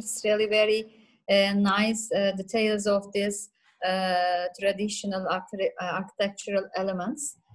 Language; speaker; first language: English; non-native, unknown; Turkish